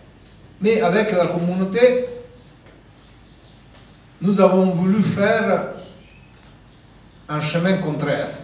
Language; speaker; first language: French; non-native, fluent; Italian